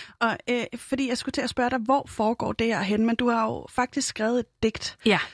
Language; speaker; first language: Danish; native; Danish